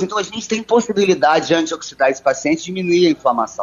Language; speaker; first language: Portuguese; native; Portuguese